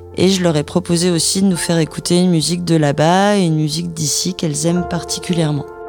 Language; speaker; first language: French; native; French